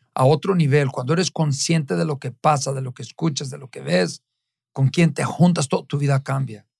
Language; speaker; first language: Spanish; early bilingual, heritage; Spanish